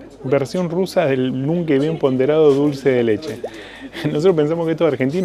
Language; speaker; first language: Spanish; native; Spanish